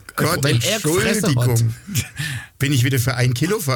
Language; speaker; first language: German; native; German